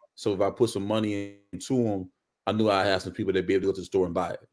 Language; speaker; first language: English; native; English